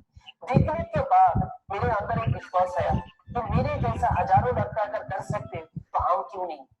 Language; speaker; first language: Hindi; non-native, local second language; Bangla